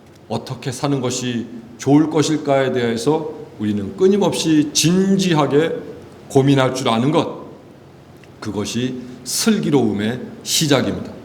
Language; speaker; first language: Korean; native; Korean